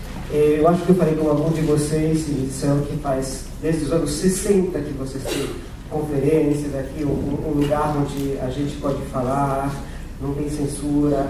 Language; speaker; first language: Portuguese; non-native, fluent; French